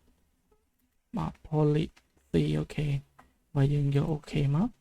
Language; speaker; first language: Khmer; native; Khmer